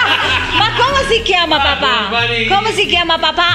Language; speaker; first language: Italian; non-native, learner; Portuguese